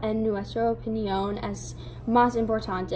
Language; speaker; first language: Spanish; non-native, learner; English